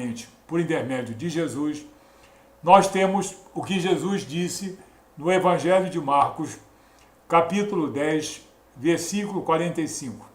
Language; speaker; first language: Portuguese; native; Portuguese